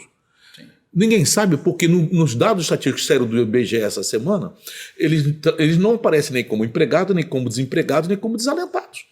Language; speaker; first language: Portuguese; native; Portuguese